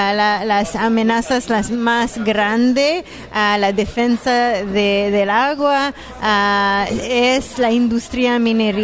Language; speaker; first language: Spanish; non-native, fluent; French